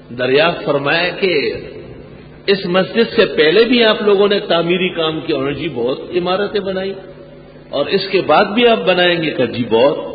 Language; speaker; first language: Urdu; non-native, local second language; Pashto